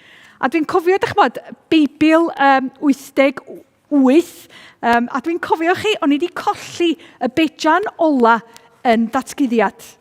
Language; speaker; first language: Welsh; native; Welsh